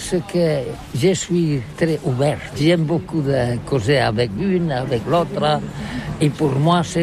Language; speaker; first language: French; non-native, learner; Catalan